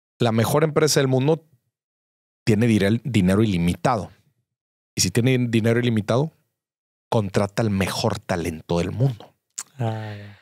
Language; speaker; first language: Spanish; native; Spanish